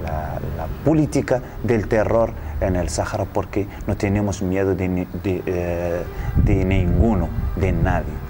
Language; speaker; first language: Spanish; non-native, learner; Arabic